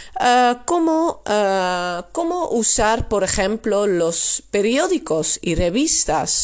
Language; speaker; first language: Spanish; non-native, fluent; Dutch